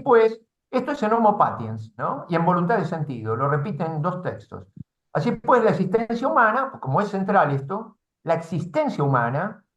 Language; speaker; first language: Spanish; native; Spanish